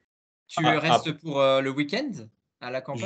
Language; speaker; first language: French; non-native, fluent; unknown